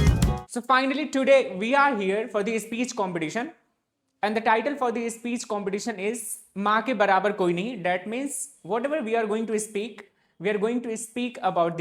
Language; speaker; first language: English; non-native, fluent; Hindi